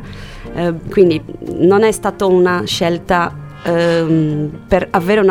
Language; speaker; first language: Italian; non-native, fluent; Portuguese